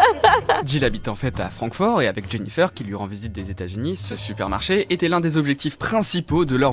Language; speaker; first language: French; native; French